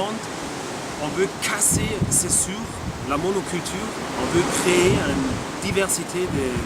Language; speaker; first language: French; non-native, fluent; German